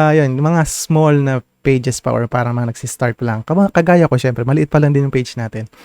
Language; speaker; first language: Filipino; native; Filipino